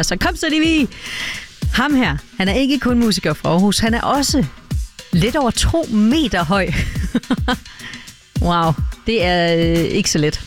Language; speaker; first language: Danish; native; Danish